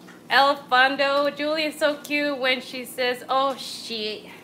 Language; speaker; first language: English; early bilingual, other home language; Spanish